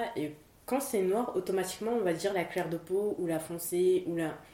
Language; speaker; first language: French; native; French